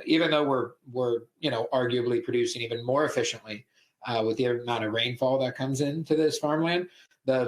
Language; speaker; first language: English; native; English